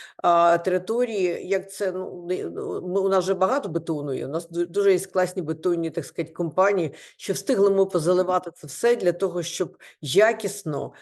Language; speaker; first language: Ukrainian; non-native, local second language; Russian